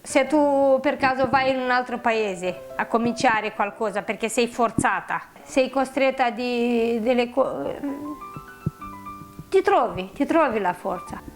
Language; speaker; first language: Italian; non-native, fluent; Romanian